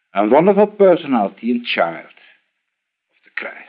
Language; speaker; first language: English; non-native, learner; Dutch